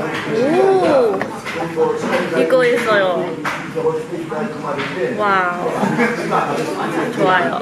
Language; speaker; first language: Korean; non-native, learner; Chinese